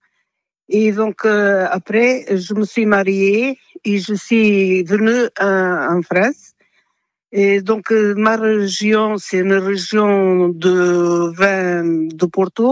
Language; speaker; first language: French; non-native, fluent; Portuguese